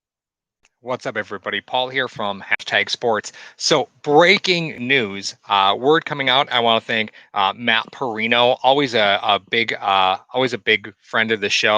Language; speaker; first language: English; native; English